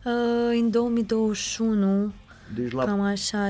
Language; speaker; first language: Romanian; non-native, fluent; Ukrainian